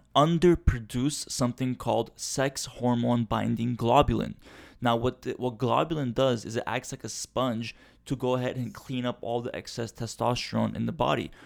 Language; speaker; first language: English; early bilingual, other home language; Turkish